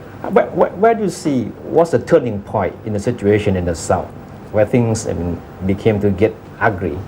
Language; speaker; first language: English; non-native, fluent; Thai